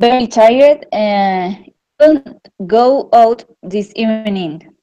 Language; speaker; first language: English; non-native, learner; Spanish